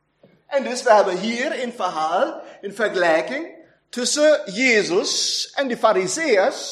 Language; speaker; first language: Dutch; non-native, fluent; German